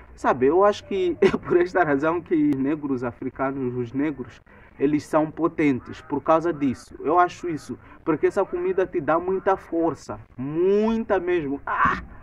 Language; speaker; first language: Portuguese; non-native, local second language; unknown